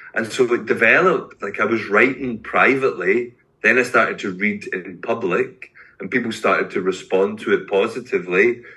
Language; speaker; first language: English; native; English